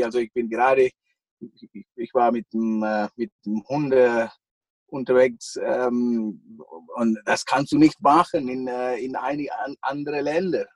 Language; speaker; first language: German; non-native, fluent; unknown